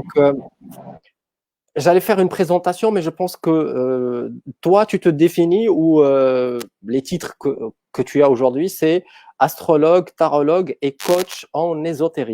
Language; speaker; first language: French; native; French